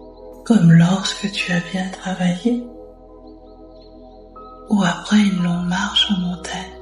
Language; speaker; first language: French; native; French